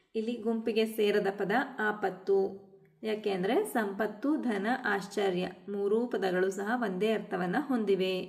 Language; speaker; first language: Kannada; native; Kannada